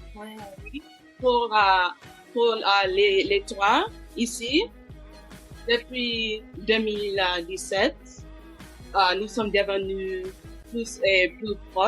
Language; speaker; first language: French; non-native, local second language; English